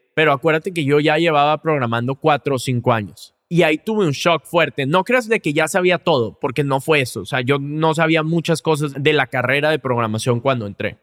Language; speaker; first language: Spanish; native; Spanish